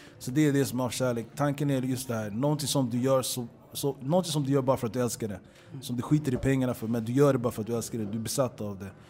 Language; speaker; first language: Swedish; early bilingual, other home language; Papiamento